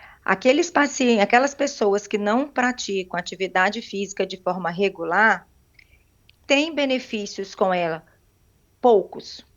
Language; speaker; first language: Portuguese; native; Portuguese